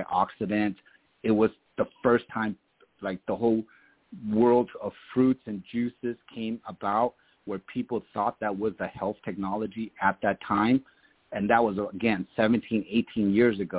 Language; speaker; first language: English; early bilingual, other home language; German